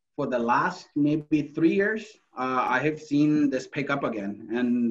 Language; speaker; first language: English; non-native, local second language; Urdu